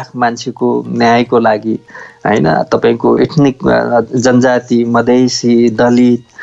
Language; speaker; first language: Nepali; native; Nepali